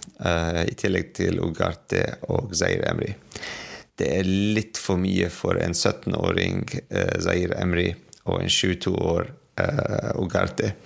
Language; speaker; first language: Norwegian; non-native, fluent; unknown